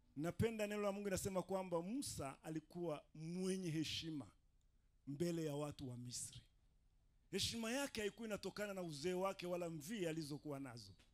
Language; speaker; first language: Swahili; non-native, local second language; Rundi